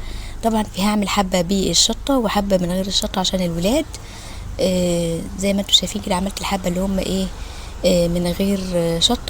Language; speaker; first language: Arabic; native; Arabic